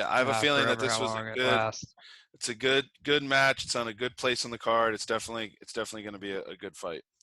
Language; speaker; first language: English; native; English